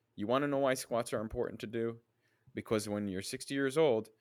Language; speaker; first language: English; native; English